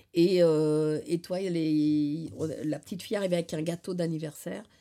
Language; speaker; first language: French; native; French